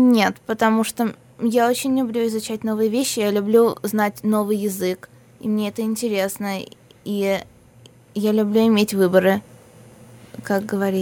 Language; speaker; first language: Russian; early bilingual, heritage; Russian